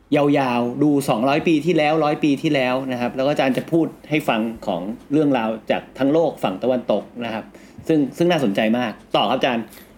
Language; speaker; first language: Thai; native; Thai